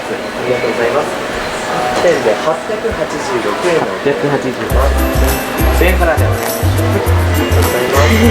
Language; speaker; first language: Japanese; non-native, learner; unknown